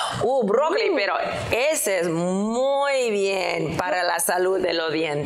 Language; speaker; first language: Spanish; non-native, learner; English